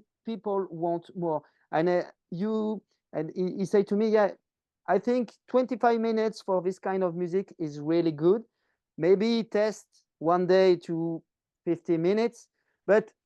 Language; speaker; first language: English; non-native, learner; French